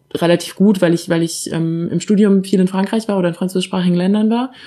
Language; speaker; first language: German; native; German